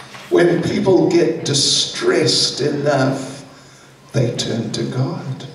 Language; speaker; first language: English; native; English